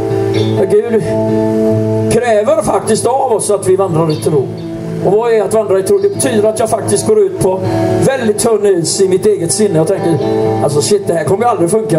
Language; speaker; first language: Swedish; native; Swedish